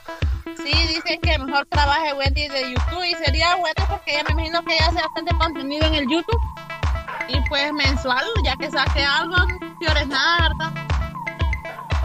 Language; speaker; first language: Spanish; native; Spanish